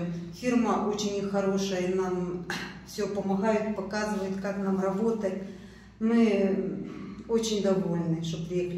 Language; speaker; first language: Russian; non-native, local second language; Ukrainian